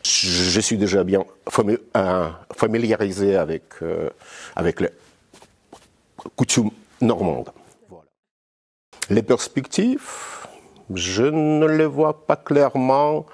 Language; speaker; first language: French; non-native, fluent; Russian